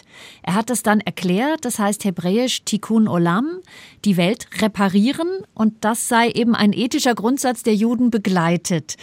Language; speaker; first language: German; native; German